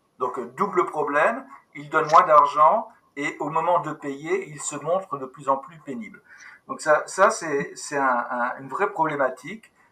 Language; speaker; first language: French; native; French